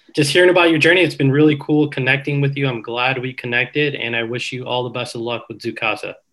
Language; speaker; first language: English; early bilingual, other home language; Hindi